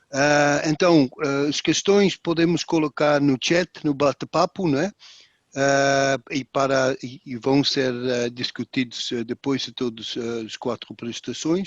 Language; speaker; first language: Portuguese; non-native, fluent; Dutch